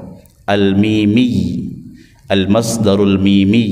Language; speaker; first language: Arabic; non-native, fluent; Indonesian